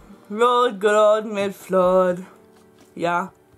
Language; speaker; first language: German; non-native, learner; English